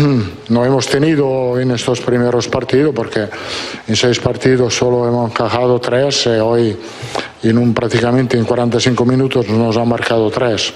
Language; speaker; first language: Spanish; non-native, fluent; Italian